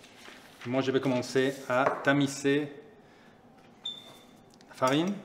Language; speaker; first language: French; non-native, fluent; Spanish